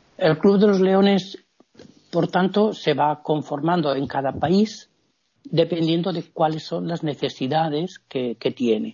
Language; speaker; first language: Spanish; native; Spanish